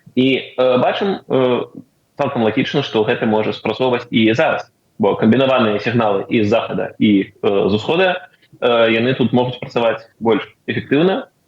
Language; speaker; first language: Belarusian; native; Belarusian